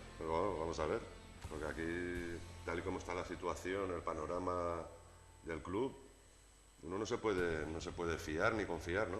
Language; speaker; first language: Spanish; native; Spanish